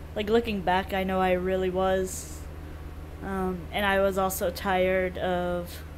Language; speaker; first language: English; native; English